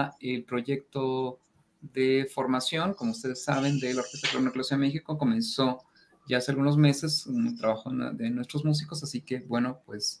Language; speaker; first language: Spanish; native; Spanish